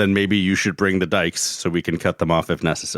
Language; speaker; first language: English; native; English